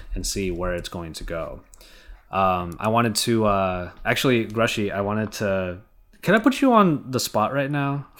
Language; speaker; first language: English; early bilingual, other home language; Filipino